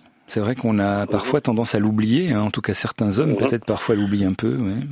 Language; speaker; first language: French; native; French